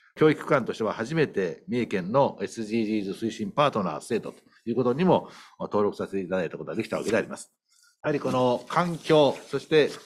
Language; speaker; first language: Japanese; native; Japanese